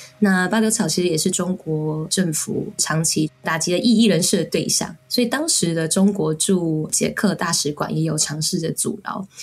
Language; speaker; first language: Chinese; native; Chinese